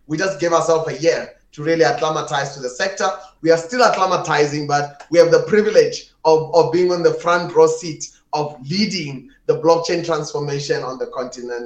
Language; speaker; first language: English; non-native, local second language; Tswana